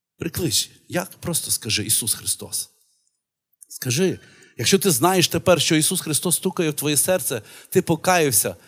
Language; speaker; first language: Ukrainian; native; Ukrainian